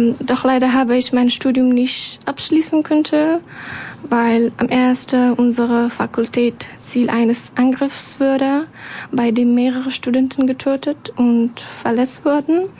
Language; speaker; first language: German; non-native, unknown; Persian